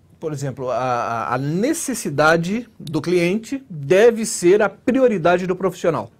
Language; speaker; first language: Portuguese; native; Portuguese